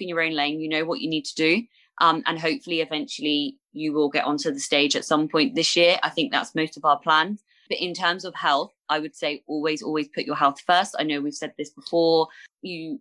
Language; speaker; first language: English; native; English